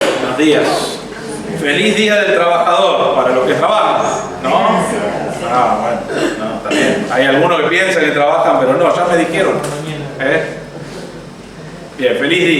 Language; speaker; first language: Spanish; native; Spanish